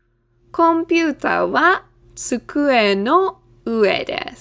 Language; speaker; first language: Japanese; non-native, fluent; English